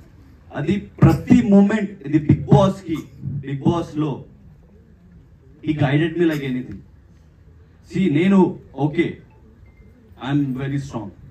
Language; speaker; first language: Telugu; non-native, learner; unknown